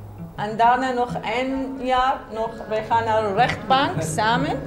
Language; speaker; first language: Dutch; non-native, learner; Arabic